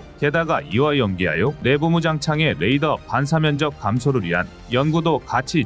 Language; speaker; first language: Korean; native; Korean